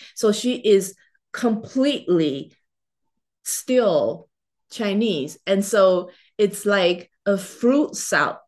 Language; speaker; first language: English; non-native, fluent; Chinese